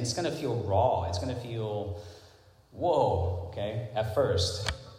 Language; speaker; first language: English; non-native, local second language; Cantonese